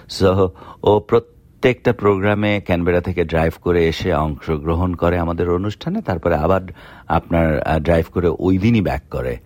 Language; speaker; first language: Bangla; native; Bangla